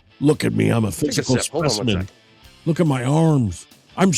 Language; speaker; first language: English; native; English